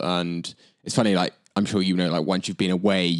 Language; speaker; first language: English; native; English